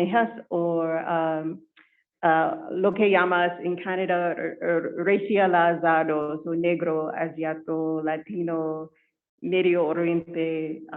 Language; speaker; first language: Spanish; non-native, learner; English